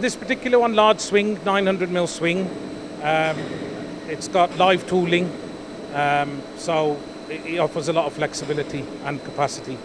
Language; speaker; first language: English; native; English